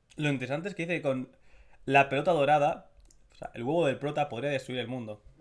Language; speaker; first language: Spanish; native; Spanish